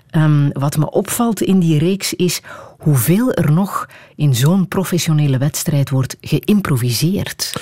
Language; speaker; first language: Dutch; native; Dutch